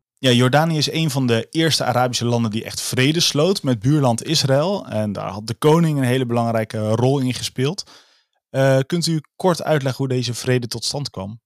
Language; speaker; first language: Dutch; native; Dutch